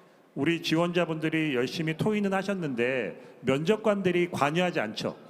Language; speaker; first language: Korean; native; Korean